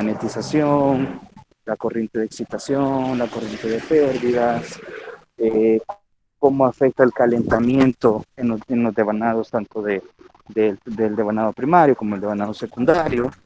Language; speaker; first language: Spanish; native; Spanish